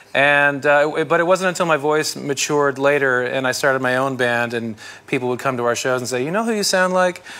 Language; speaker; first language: English; native; English